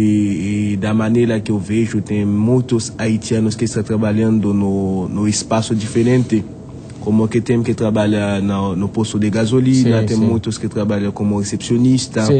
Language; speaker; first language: Portuguese; non-native, fluent; Haitian Creole